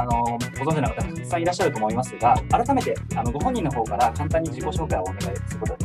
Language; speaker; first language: Japanese; native; Japanese